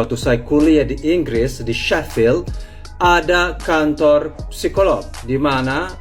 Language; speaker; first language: Indonesian; non-native, fluent; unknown